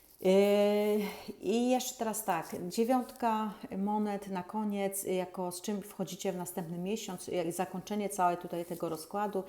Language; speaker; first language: Polish; native; Polish